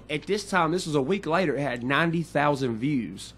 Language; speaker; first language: English; native; English